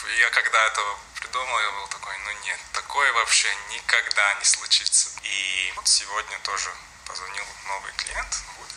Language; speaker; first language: Russian; non-native, local second language; Latvian